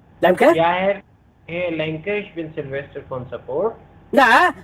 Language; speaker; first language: German; non-native, learner; Hindi